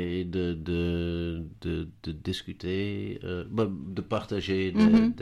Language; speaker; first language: French; non-native, learner; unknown